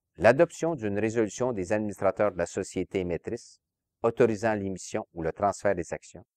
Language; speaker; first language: French; native; French